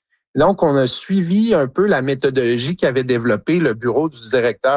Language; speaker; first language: French; native; French